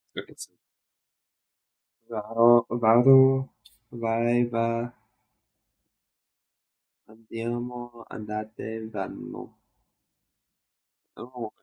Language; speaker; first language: Italian; non-native, learner; English